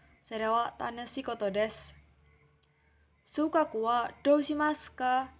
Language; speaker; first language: Japanese; non-native, learner; Indonesian